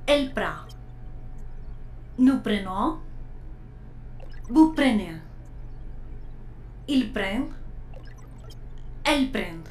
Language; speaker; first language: French; non-native, learner; Spanish